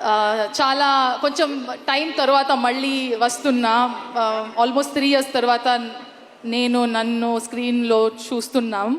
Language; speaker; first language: Telugu; non-native, learner; Kannada